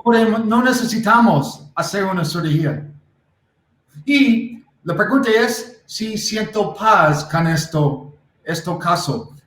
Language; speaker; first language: Spanish; non-native, learner; English